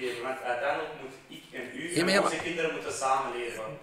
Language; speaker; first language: Dutch; non-native, fluent; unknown